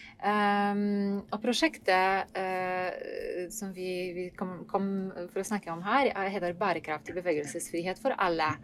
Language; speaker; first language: Norwegian; non-native, fluent; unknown